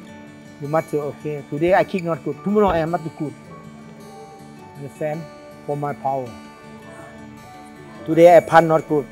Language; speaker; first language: English; non-native, learner; Thai